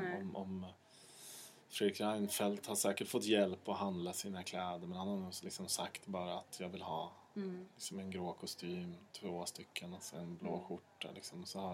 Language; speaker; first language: Swedish; native; Swedish